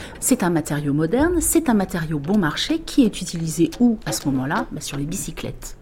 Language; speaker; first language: French; native; French